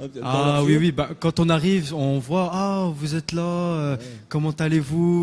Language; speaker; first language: French; native; French